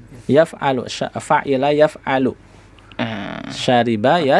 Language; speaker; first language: Arabic; non-native, fluent; Indonesian